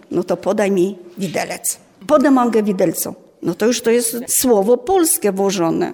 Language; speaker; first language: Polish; non-native, local second language; Romany